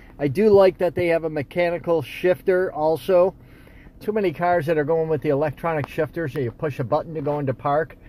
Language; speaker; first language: English; native; English